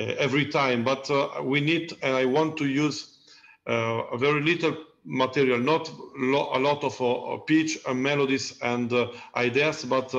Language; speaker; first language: English; non-native, learner; Italian